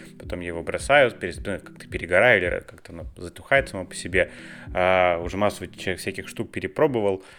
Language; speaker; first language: Russian; native; Russian